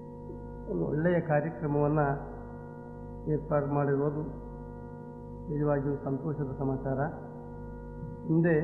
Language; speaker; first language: Kannada; native; Kannada